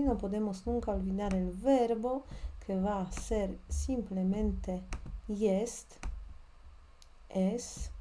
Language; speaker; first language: Spanish; non-native, fluent; Polish